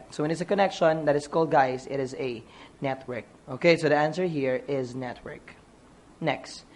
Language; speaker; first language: English; non-native, local second language; Filipino